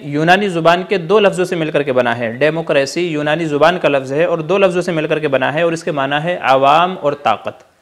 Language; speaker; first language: Urdu; native; Urdu